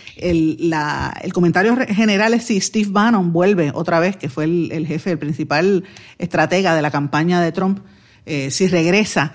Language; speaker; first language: Spanish; native; Spanish